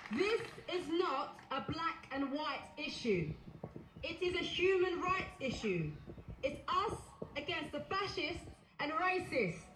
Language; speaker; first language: English; native; English